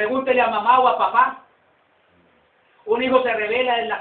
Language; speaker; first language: Spanish; native; Spanish